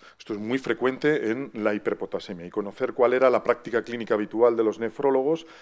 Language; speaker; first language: Spanish; native; Spanish